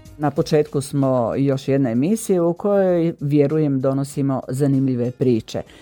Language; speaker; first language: Croatian; native; Croatian